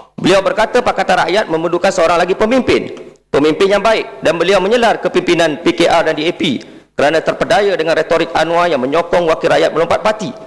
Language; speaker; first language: Malay; native; Malay